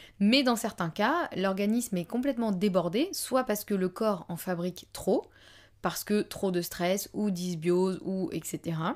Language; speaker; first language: French; native; French